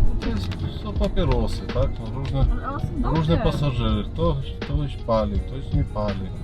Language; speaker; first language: Polish; non-native, learner; Ukrainian